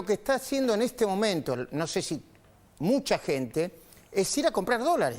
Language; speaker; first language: Spanish; native; Spanish